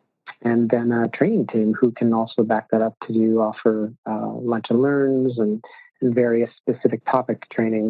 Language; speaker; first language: English; native; English